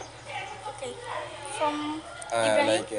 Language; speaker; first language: English; non-native, local second language; Indonesian